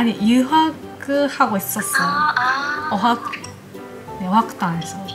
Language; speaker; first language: Korean; non-native, learner; Japanese